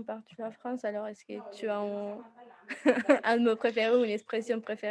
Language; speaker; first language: French; non-native, fluent; Spanish